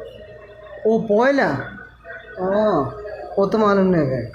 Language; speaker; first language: Hindi; non-native, learner; Bangla